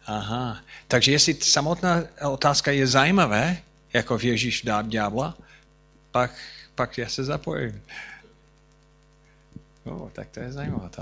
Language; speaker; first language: Czech; non-native, fluent; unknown